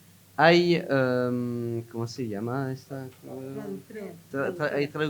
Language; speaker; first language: Spanish; non-native, learner; French